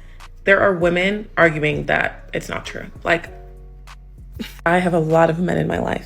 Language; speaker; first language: English; native; English